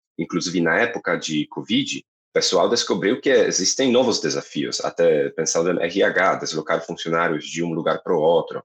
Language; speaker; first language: Portuguese; non-native, fluent; Polish